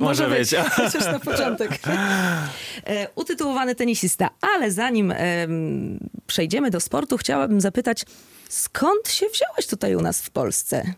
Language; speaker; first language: Polish; native; Polish